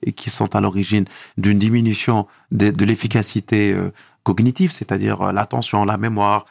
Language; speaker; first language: French; non-native, local second language; Arabic